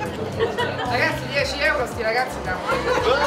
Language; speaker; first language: Italian; native; Italian